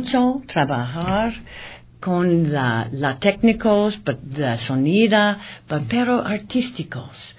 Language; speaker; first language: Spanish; non-native, learner; English